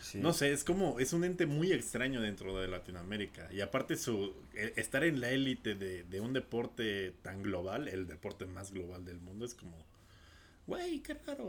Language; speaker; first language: Spanish; native; Spanish